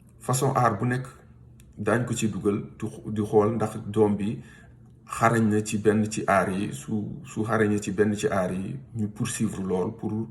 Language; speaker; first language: Wolof; non-native, local second language; Fula